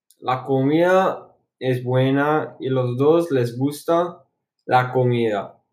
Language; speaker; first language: Spanish; non-native, learner; English